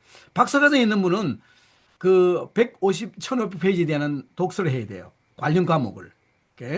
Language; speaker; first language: Korean; native; Korean